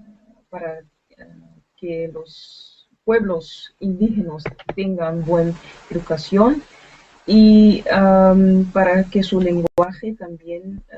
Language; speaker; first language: Spanish; non-native, learner; Dutch